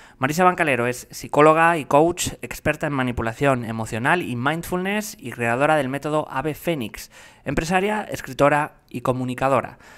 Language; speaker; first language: Spanish; native; Spanish